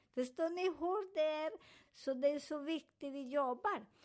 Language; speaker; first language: Swedish; non-native, learner; Spanish